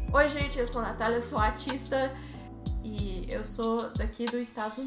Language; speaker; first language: Portuguese; early bilingual, heritage; Portuguese